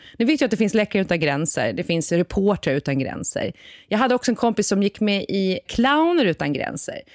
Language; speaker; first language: Swedish; native; Swedish